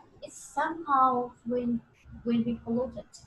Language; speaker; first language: English; non-native, fluent; Vietnamese